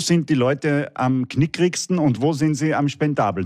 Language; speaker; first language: German; native; German